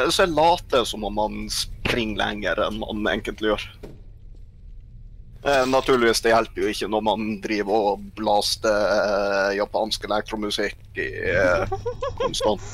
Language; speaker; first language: Norwegian; native; Norwegian